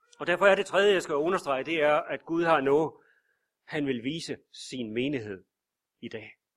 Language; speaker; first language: Danish; native; Danish